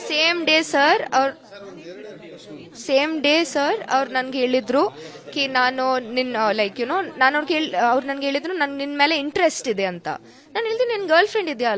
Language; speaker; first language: Kannada; non-native, local second language; Kodava